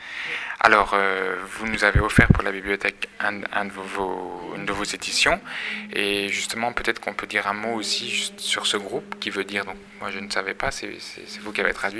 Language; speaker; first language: French; native; French